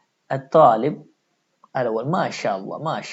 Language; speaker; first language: Arabic; non-native, fluent; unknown